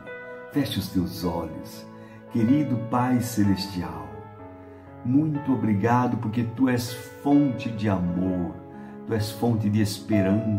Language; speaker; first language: Portuguese; native; Portuguese